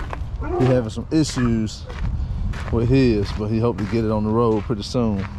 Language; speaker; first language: English; native; English